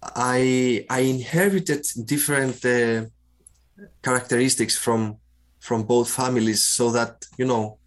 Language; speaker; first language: English; non-native, fluent; Greek